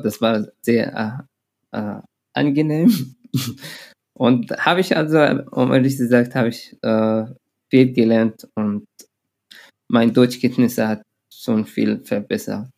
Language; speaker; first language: German; non-native, learner; Arabic